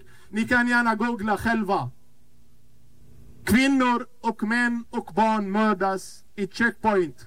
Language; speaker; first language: Swedish; non-native, fluent; Arabic